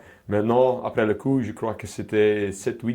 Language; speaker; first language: French; non-native, local second language; Dutch